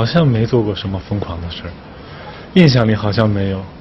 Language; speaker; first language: Chinese; native; Chinese